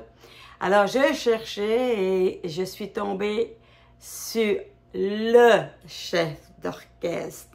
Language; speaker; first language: French; native; French